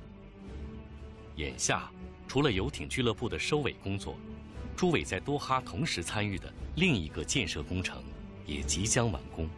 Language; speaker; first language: Chinese; native; Chinese